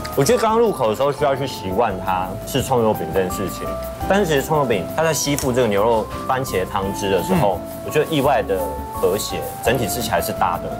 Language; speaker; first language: Chinese; native; Chinese